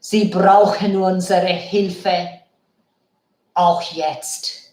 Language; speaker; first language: German; non-native, fluent; Bangla